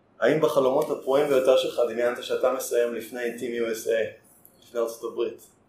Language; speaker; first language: Hebrew; native; Hebrew